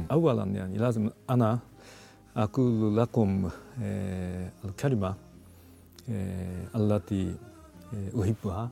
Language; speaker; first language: Arabic; non-native, fluent; Japanese